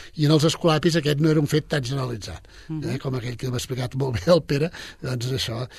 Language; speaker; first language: Catalan; native; Catalan